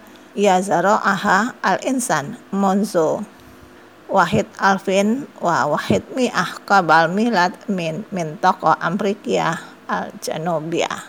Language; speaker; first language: Arabic; non-native, fluent; Indonesian